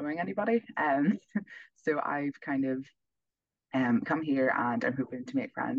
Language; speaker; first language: English; native; English